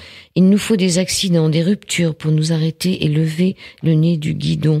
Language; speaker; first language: French; native; French